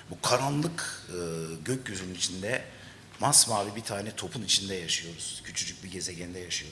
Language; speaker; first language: Turkish; native; Turkish